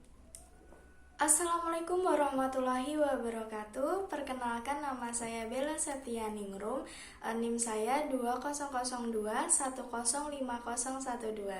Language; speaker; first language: Indonesian; native; Indonesian